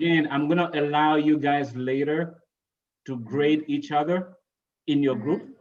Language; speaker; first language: English; native; English